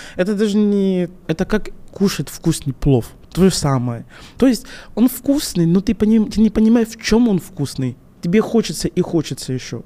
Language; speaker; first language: Russian; non-native, fluent; French